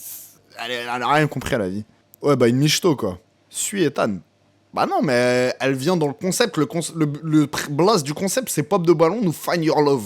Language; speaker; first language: French; native; French